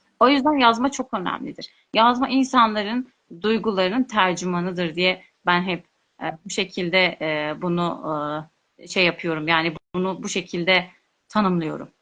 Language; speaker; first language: Turkish; non-native, local second language; Kurdish